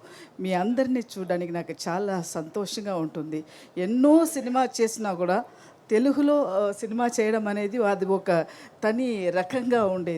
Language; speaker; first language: Telugu; non-native, fluent; Tamil